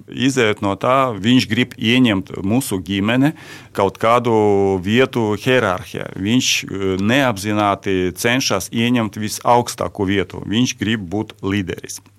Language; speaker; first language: Latvian; non-native, local second language; Russian